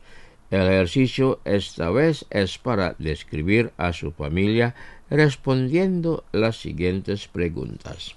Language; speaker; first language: Spanish; non-native, fluent; Indonesian